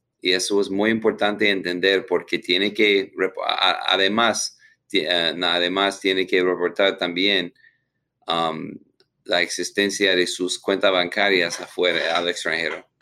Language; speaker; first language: Spanish; non-native, learner; English